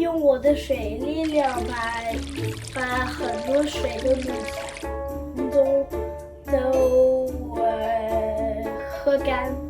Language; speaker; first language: Chinese; early bilingual, heritage; Chinese